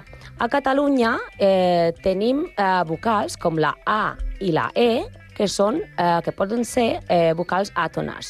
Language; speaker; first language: Catalan; non-native, learner; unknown